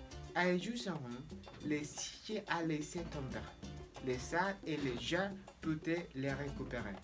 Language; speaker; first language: French; non-native, learner; Spanish